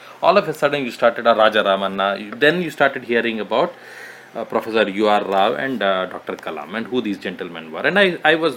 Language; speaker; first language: English; non-native, local second language; Telugu